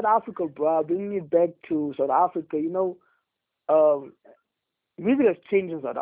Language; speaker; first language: English; non-native, local second language; Afrikaans